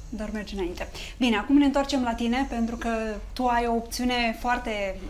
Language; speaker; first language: Romanian; native; Romanian